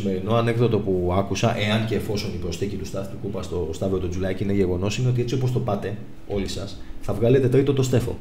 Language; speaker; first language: Greek; native; Greek